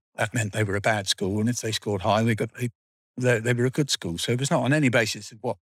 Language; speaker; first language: English; native; English